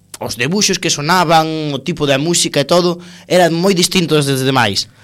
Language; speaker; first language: Galician; non-native, local second language; Spanish